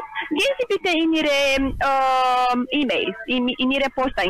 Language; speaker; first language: German; non-native, learner; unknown